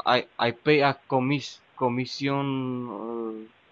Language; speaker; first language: English; non-native, learner; Romanian